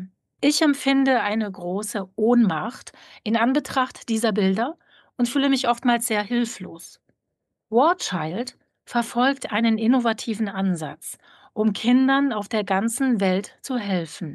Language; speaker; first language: German; native; German